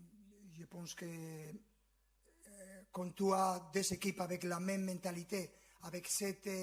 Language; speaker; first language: French; non-native, fluent; Spanish